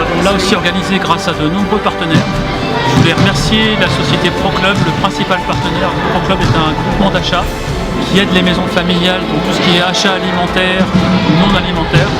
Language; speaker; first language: French; native; French